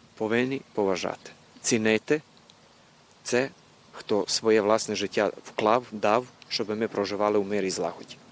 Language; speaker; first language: Ukrainian; early bilingual, heritage; Ukrainian